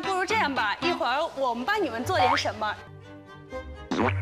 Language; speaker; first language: Chinese; native; Chinese